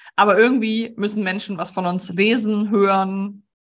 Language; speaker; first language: German; native; German